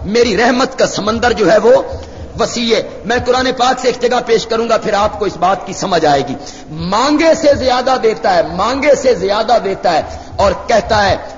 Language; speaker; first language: Urdu; non-native, local second language; Punjabi